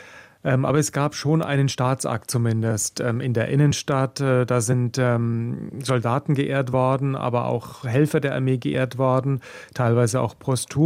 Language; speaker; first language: German; native; German